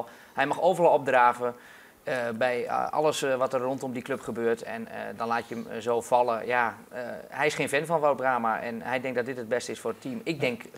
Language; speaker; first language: Dutch; native; Dutch